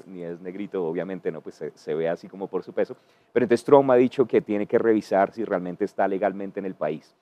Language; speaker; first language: Spanish; native; Spanish